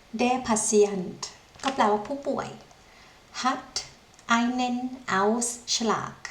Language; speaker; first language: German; non-native, fluent; Thai